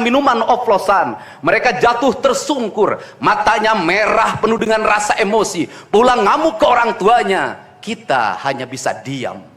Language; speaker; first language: Indonesian; native; Indonesian